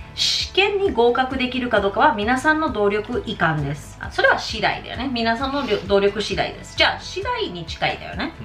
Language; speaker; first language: Japanese; non-native, fluent; English